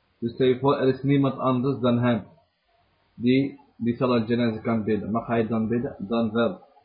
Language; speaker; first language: Dutch; early bilingual, other home language; Arabic